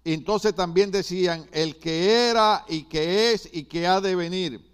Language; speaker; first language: Spanish; native; Spanish